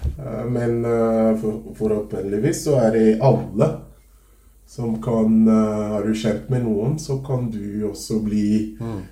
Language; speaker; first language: Norwegian; non-native, fluent; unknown